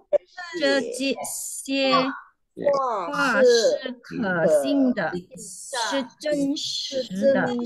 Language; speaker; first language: Chinese; non-native, fluent; English